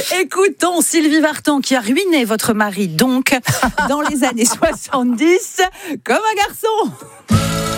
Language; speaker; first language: French; native; French